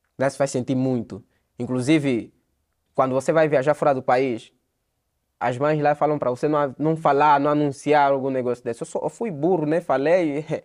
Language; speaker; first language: Portuguese; native; Portuguese